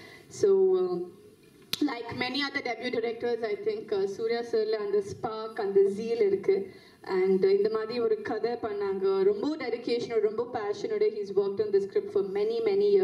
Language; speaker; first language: Tamil; non-native, fluent; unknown